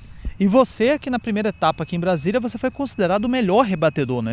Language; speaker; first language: Portuguese; native; Portuguese